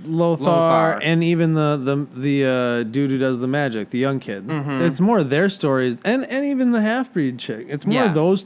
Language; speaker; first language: English; native; English